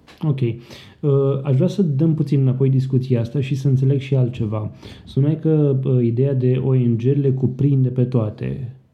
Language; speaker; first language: Romanian; native; Romanian